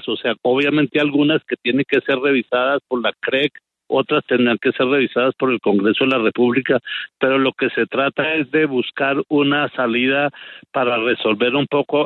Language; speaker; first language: Spanish; native; Spanish